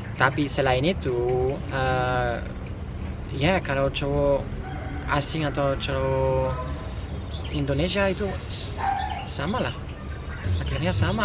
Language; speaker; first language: Indonesian; non-native, fluent; French